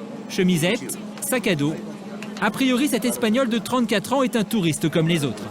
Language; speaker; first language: French; native; French